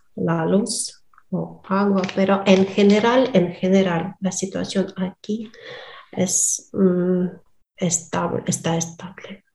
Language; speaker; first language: Spanish; non-native, fluent; Russian